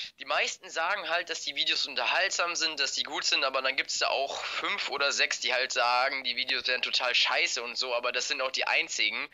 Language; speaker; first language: German; native; German